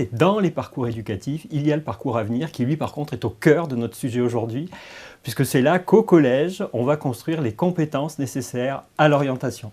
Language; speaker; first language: French; native; French